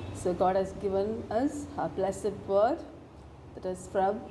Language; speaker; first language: English; non-native, local second language; Malayalam